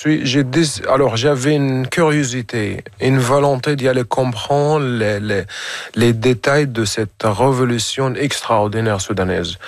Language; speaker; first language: French; non-native, fluent; Arabic